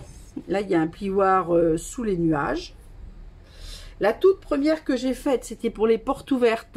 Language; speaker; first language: French; native; French